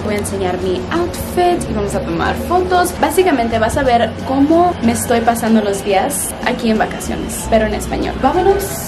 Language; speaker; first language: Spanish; early bilingual, heritage; Spanish